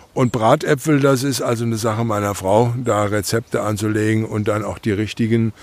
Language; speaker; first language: German; native; German